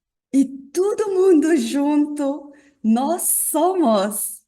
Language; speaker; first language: Portuguese; non-native, learner; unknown